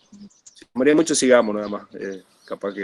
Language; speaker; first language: Spanish; native; Spanish